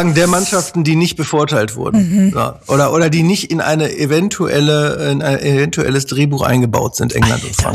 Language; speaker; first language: German; native; German